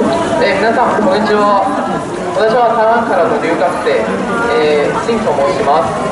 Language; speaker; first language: Japanese; non-native, learner; Chinese